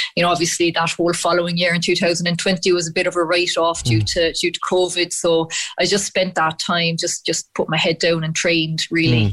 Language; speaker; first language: English; native; English